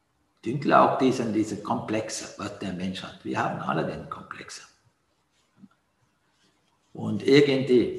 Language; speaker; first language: German; non-native, fluent; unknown